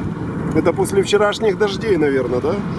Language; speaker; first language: Russian; native; Russian